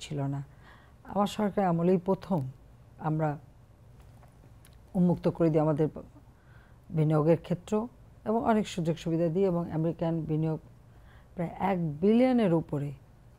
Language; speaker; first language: Bangla; native; Bangla